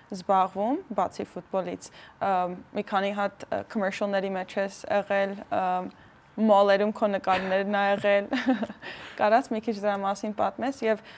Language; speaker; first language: Armenian; early bilingual, heritage; Armenian